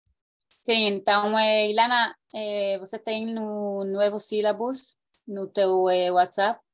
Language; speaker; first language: Portuguese; non-native, learner; Spanish